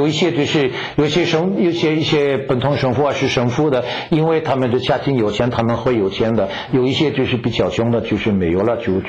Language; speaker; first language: Chinese; non-native, fluent; French